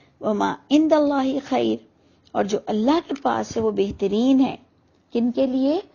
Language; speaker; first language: Urdu; native; Urdu